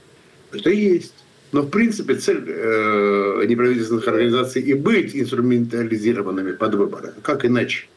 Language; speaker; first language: Russian; non-native, fluent; Georgian